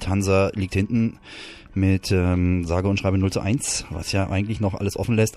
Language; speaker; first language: German; native; German